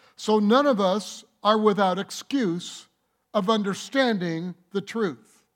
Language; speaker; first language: English; native; English